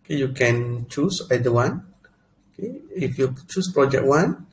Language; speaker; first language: English; non-native, local second language; Malay